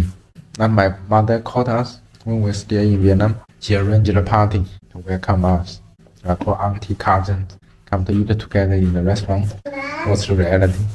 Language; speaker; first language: English; non-native, learner; Chinese